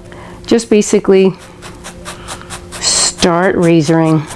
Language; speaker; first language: English; native; English